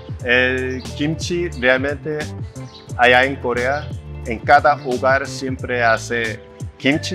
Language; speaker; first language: Spanish; non-native, fluent; Korean